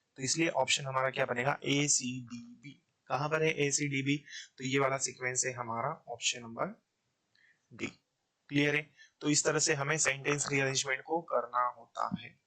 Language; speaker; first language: Hindi; native; Hindi